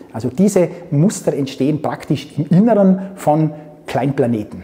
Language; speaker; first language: German; native; German